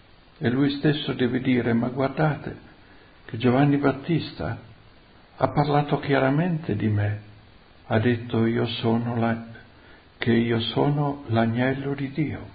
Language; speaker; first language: Italian; native; Italian